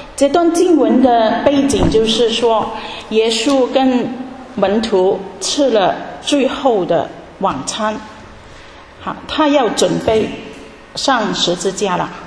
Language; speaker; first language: Chinese; non-native, local second language; Cantonese